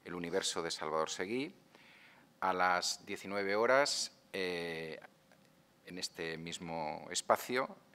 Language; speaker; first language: Spanish; non-native, local second language; Catalan